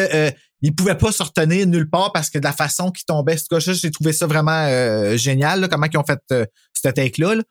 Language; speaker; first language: French; native; French